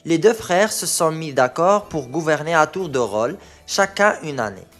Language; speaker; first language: French; non-native, local second language; Arabic